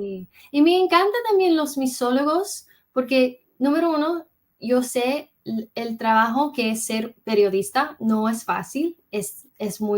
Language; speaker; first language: Spanish; early bilingual, heritage; English